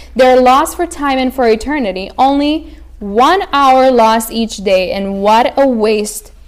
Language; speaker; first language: English; early bilingual, other home language; Spanish